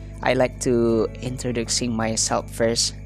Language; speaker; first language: English; non-native, learner; Indonesian